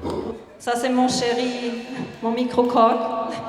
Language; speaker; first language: French; non-native, fluent; German